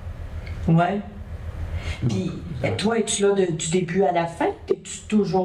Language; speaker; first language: French; native; French